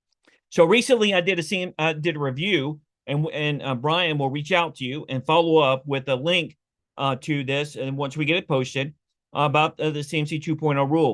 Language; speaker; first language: English; native; English